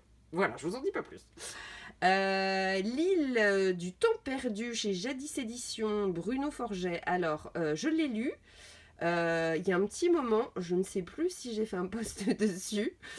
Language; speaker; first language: French; native; French